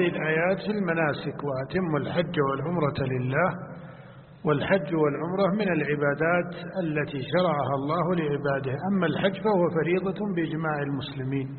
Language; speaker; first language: Arabic; native; Arabic